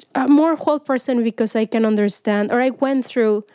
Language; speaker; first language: English; non-native, fluent; Spanish